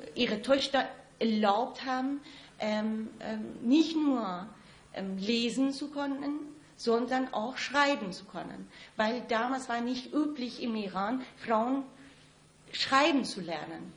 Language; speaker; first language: German; non-native, fluent; Persian